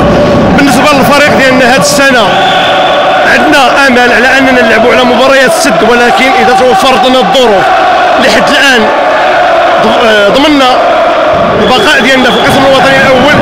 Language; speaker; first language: Arabic; native; Arabic